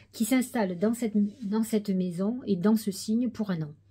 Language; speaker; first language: French; native; French